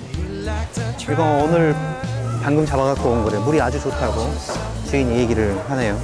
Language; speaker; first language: Korean; native; Korean